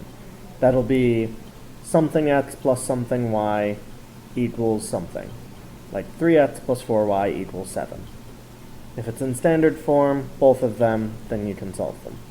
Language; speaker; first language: English; native; English